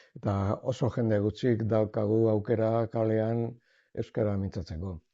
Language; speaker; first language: Basque; native; Basque